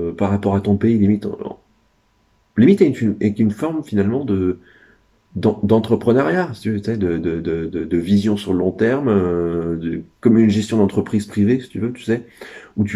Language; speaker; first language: French; native; French